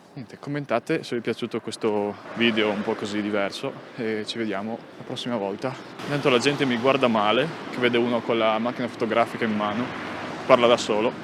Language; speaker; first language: Italian; native; Italian